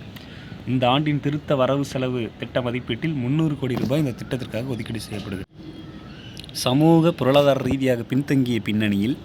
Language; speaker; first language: Tamil; native; Tamil